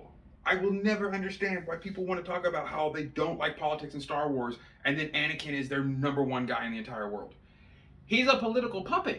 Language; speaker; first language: English; native; English